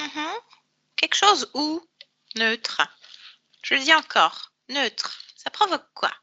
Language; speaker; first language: French; native; French